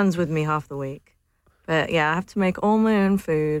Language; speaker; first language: English; native; English